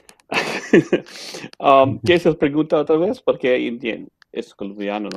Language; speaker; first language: Spanish; non-native, learner; English